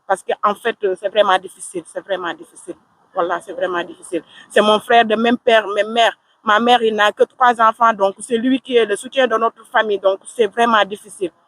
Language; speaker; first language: French; non-native, local second language; Wolof